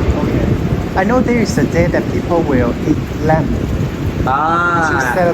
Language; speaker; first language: English; non-native, fluent; Chinese